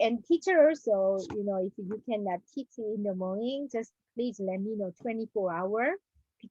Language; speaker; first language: English; non-native, learner; Korean